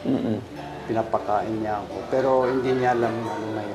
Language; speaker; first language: Filipino; non-native, learner; Japanese